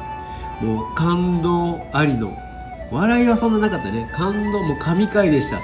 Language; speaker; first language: Japanese; native; Japanese